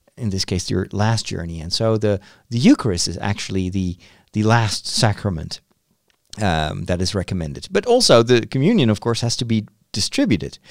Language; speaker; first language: English; non-native, fluent; Dutch